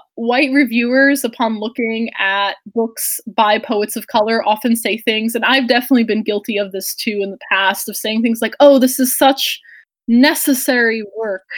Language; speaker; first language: English; native; English